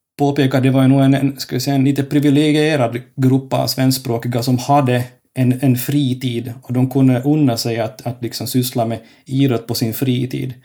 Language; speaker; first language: Swedish; native; Swedish